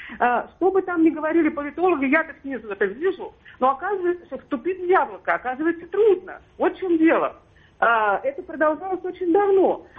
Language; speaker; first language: Russian; native; Russian